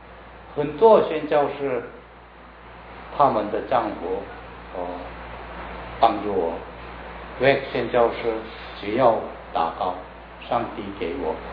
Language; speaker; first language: Chinese; non-native, learner; Korean